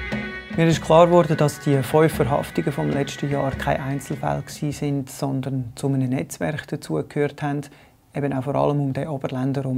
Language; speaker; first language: German; native; German